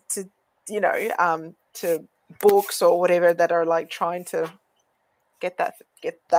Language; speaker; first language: English; native; English